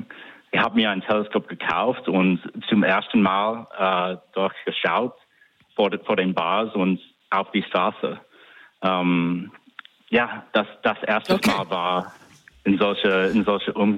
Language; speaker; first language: German; non-native, fluent; English